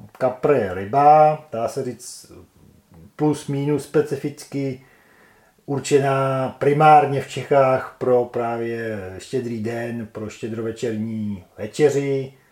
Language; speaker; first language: Czech; native; Czech